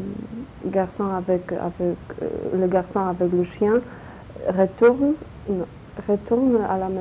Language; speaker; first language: French; non-native, learner; Polish